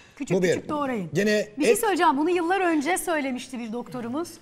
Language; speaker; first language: Turkish; native; Turkish